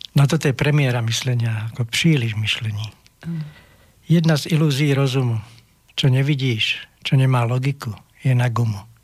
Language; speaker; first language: Slovak; native; Slovak